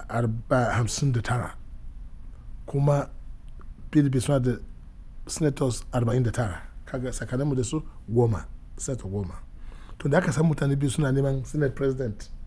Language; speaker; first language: Hausa; non-native, local second language; Igbo